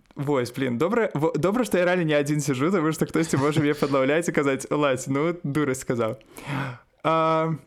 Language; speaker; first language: Belarusian; native; Belarusian